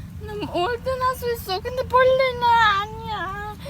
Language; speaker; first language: Korean; non-native, learner; Khmer